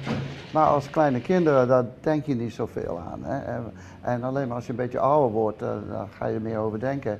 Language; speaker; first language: Dutch; early bilingual, heritage; Dutch